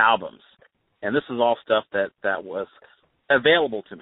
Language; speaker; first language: English; native; English